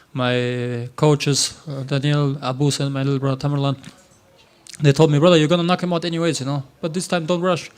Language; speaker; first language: English; non-native, fluent; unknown